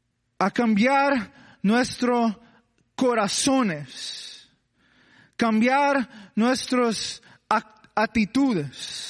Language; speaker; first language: Spanish; non-native, learner; English